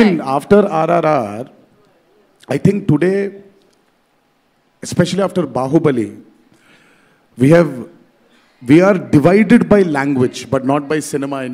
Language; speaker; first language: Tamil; non-native, learner; Telugu